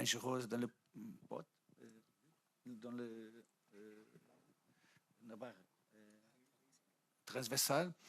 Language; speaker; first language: French; non-native, fluent; Portuguese